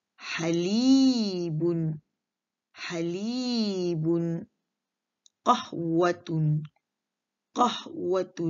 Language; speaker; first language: Arabic; non-native, fluent; Malay